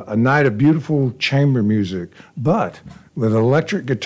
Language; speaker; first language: English; native; English